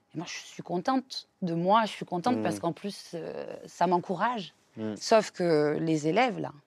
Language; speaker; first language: French; native; French